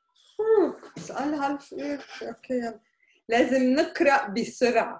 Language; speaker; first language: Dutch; non-native, fluent; Arabic